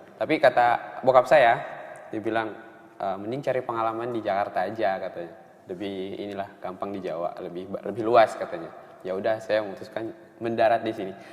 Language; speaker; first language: Indonesian; native; Indonesian